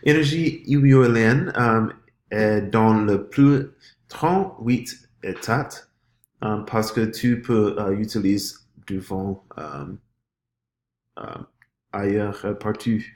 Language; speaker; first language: French; non-native, learner; English